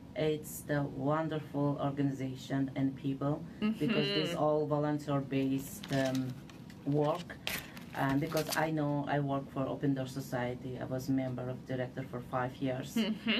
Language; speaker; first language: English; non-native, fluent; Uzbek